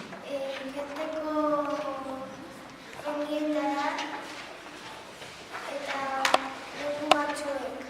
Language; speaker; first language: Basque; non-native, local second language; Spanish